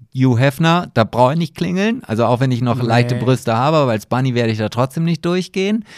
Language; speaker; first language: German; native; German